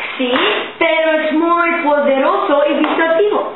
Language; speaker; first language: Spanish; non-native, learner; English